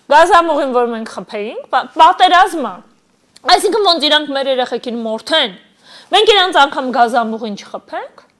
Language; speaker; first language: Armenian; native; Armenian